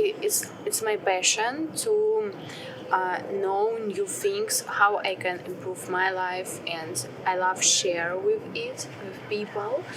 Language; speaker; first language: English; non-native, learner; Russian